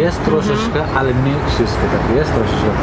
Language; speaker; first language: Polish; non-native, learner; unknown